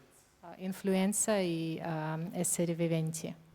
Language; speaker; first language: Italian; non-native, fluent; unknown